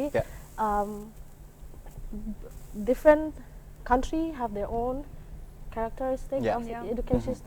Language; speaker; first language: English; non-native, fluent; Indonesian